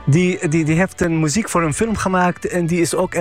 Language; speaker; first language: Dutch; non-native, fluent; Arabic